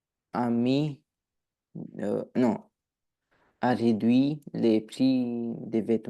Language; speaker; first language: French; non-native, learner; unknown